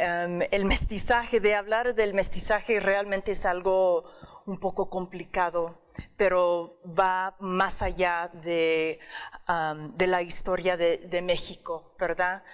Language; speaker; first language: Spanish; early bilingual, heritage; English